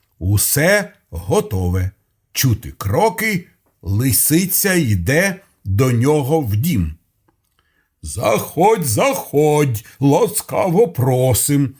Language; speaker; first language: Ukrainian; non-native, local second language; Russian